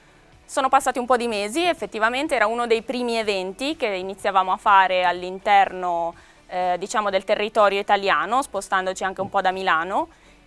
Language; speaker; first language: Italian; native; Italian